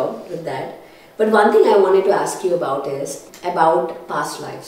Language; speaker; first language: English; non-native, local second language; Telugu